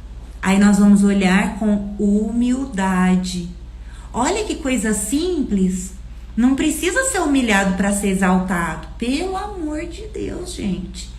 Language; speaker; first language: Portuguese; native; Portuguese